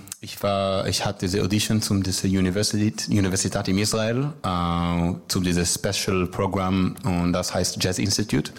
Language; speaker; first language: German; non-native, learner; Hebrew